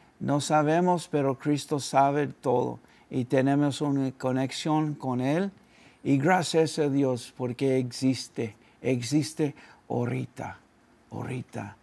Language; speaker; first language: Spanish; early bilingual, heritage; Spanish